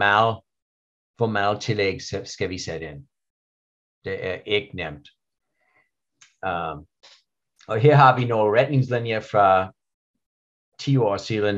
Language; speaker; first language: Danish; non-native, learner; English